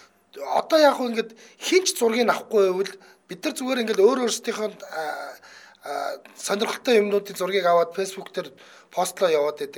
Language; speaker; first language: Mongolian; native; Mongolian